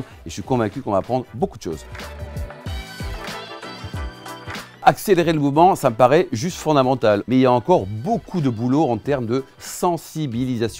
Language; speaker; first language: French; native; French